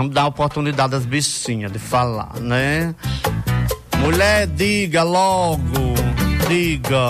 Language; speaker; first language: Portuguese; native; Portuguese